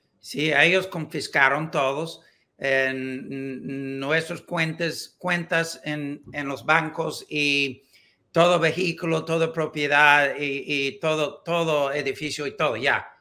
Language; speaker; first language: Spanish; non-native, learner; English